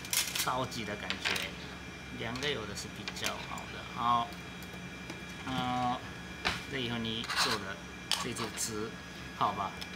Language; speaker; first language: Chinese; non-native, learner; Japanese